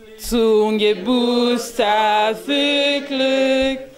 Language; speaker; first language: German; non-native, learner; French